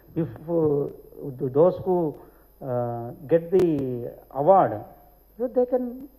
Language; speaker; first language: English; non-native, local second language; Tamil